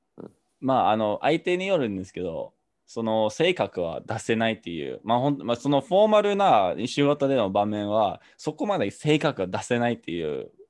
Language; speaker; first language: Japanese; non-native, fluent; English